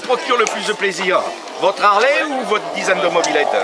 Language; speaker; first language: French; native; French